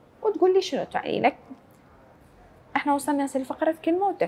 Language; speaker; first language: Arabic; native; Arabic